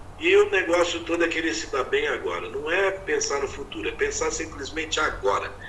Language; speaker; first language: Portuguese; native; Portuguese